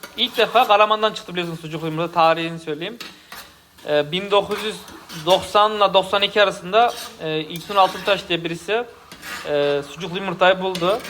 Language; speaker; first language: Turkish; native; Turkish